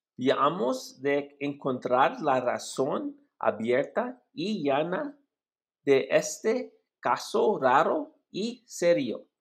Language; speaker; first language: Spanish; non-native, learner; English